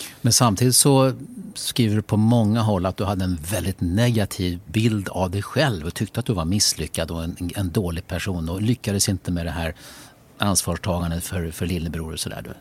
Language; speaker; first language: Swedish; native; Swedish